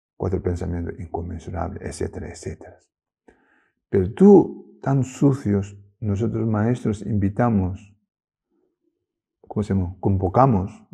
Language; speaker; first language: Spanish; non-native, learner; Tibetan